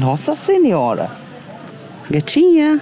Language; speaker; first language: Portuguese; non-native, learner; Hindi